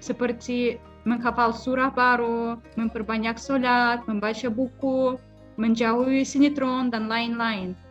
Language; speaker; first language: Indonesian; non-native, fluent; Russian